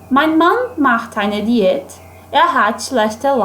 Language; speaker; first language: German; non-native, fluent; Portuguese